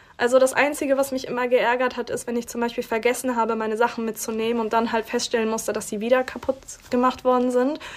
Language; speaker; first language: German; early bilingual, other home language; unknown